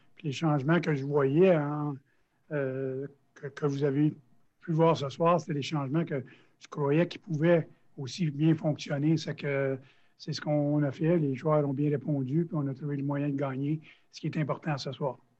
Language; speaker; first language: French; native; French